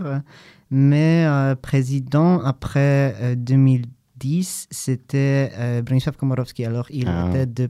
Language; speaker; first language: French; non-native, learner; Polish